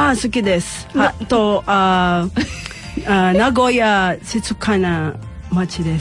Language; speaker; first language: Japanese; non-native, learner; Filipino